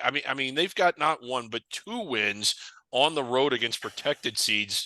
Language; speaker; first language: English; native; English